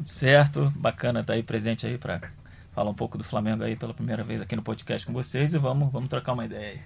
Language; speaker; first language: Portuguese; native; Portuguese